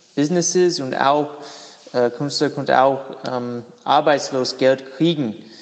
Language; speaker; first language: German; non-native, learner; English